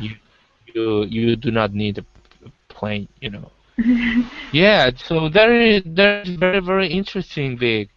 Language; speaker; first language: English; non-native, learner; Spanish